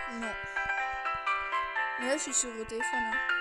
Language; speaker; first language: French; native; French